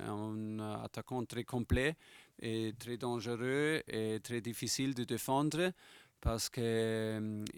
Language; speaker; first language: French; non-native, fluent; German